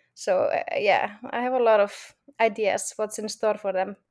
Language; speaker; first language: English; non-native, fluent; Icelandic